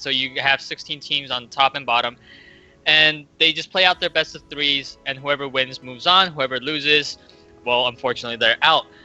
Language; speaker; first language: English; native; English